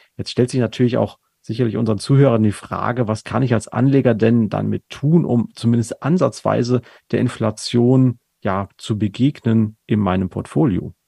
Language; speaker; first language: German; native; German